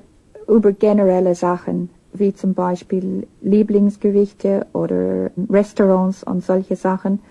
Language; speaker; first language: German; non-native, learner; English